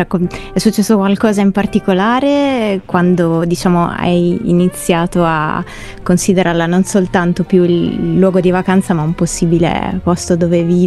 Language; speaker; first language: Italian; native; Italian